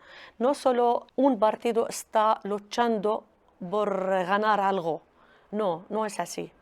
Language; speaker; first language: Spanish; non-native, learner; Arabic